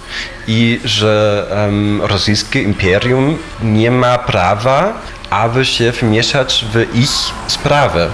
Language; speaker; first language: Polish; non-native, fluent; German